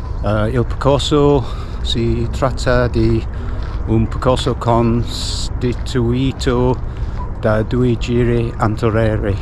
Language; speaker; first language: Italian; non-native, learner; English